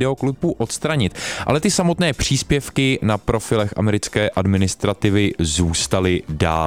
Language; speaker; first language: Czech; native; Czech